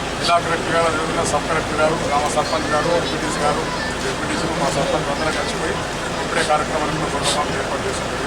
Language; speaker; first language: Telugu; native; Telugu